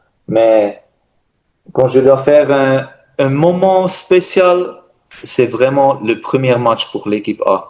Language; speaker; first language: French; non-native, learner; German